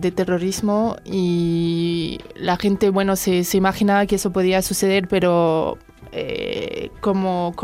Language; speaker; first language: Spanish; non-native, fluent; French